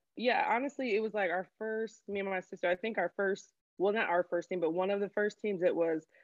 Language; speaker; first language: English; native; English